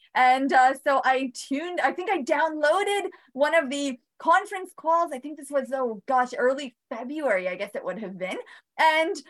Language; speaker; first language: English; early bilingual, other home language; Bosnian